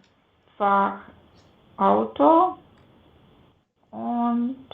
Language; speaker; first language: German; non-native, learner; Macedonian